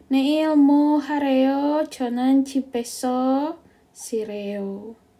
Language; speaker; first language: Korean; non-native, fluent; Indonesian